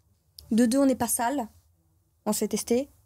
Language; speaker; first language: French; native; French